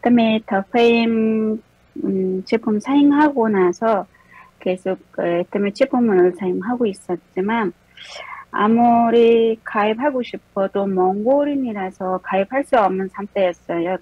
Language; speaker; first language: Korean; non-native, fluent; Mongolian